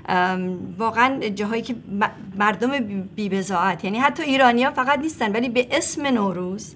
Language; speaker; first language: Persian; native; Persian